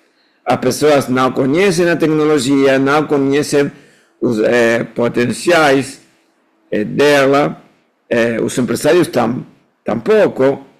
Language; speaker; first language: Portuguese; non-native, fluent; Spanish